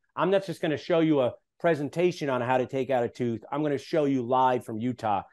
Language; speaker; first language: English; native; English